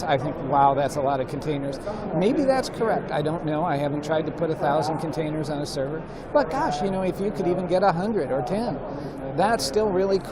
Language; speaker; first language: English; native; English